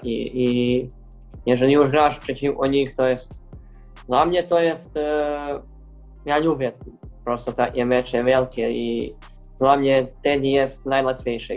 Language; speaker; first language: Polish; non-native, learner; Serbian